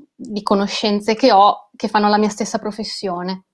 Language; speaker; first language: Italian; native; Italian